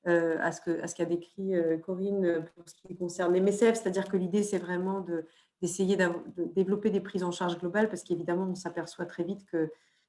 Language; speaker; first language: French; native; French